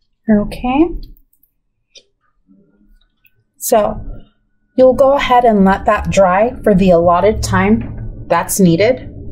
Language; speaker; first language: English; early bilingual, other home language; Spanish